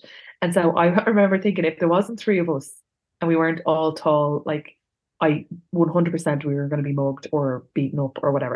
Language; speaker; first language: English; native; English